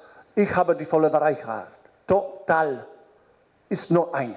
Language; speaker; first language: German; non-native, fluent; Polish